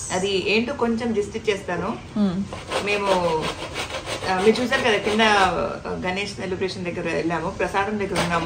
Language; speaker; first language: Telugu; native; Telugu